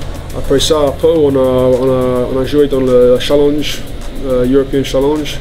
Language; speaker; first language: French; non-native, fluent; English